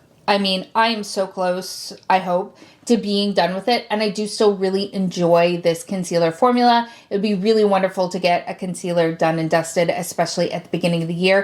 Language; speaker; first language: English; native; English